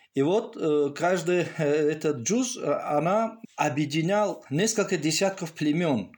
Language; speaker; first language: Russian; non-native, local second language; Tajik